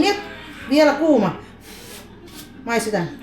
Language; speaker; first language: Finnish; non-native, learner; Filipino